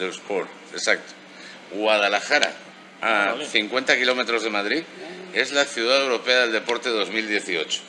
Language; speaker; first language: Spanish; native; Spanish